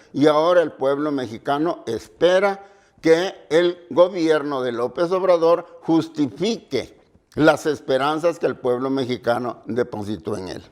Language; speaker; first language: Spanish; native; Spanish